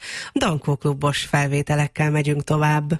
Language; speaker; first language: Hungarian; native; Hungarian